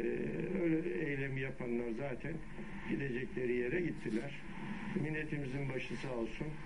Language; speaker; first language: Turkish; native; Turkish